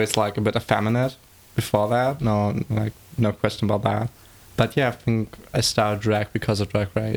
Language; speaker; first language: English; non-native, fluent; German